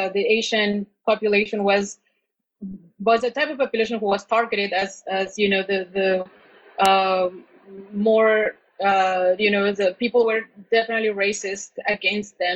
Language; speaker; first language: English; non-native, fluent; Spanish